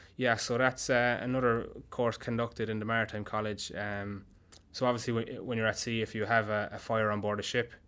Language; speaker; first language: English; native; English